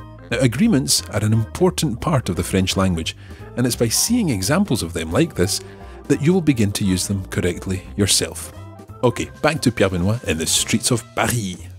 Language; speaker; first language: English; native; English